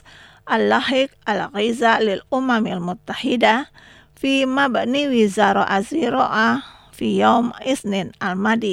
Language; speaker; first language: Arabic; non-native, learner; Indonesian